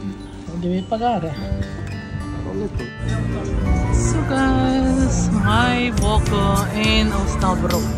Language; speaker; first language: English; non-native, learner; Filipino